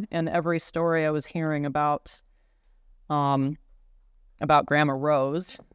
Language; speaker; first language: English; native; English